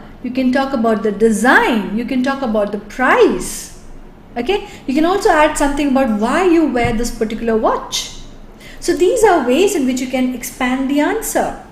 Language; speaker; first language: English; non-native, local second language; Malayalam